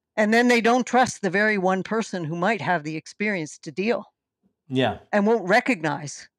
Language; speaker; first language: English; native; English